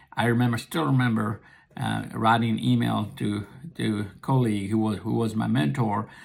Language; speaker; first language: English; non-native, local second language; Nepali